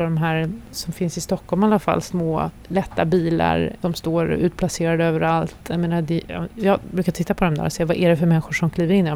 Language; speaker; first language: Swedish; native; Swedish